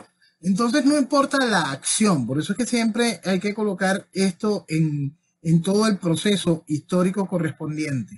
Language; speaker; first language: Spanish; native; Spanish